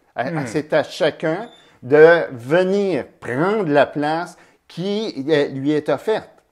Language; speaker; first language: French; native; French